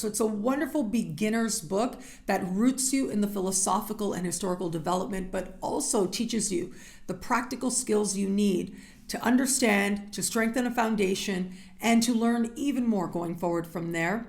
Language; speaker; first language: English; native; English